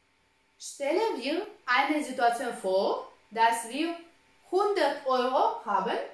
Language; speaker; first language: German; non-native, fluent; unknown